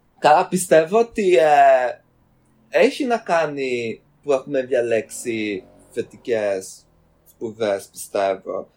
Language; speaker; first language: Greek; early bilingual, other home language; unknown